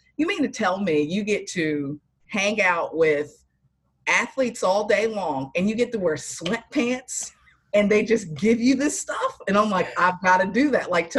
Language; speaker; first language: English; native; English